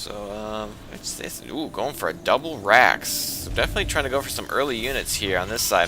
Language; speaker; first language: English; native; English